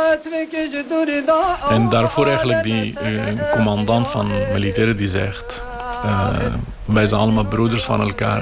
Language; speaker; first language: Dutch; non-native, fluent; Kurdish